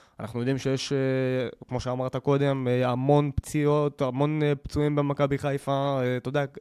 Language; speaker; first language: Hebrew; native; Hebrew